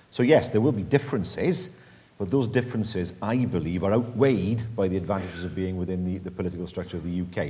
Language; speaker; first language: English; native; English